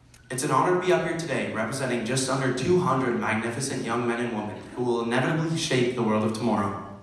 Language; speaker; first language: English; native; English